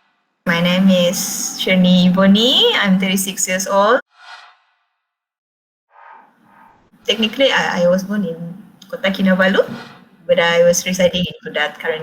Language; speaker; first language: English; non-native, local second language; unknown